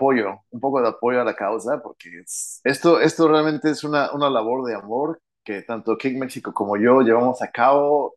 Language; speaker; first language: Spanish; early bilingual, heritage; Spanish